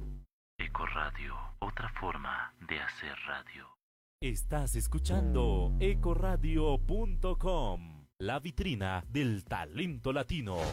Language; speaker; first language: Spanish; native; Spanish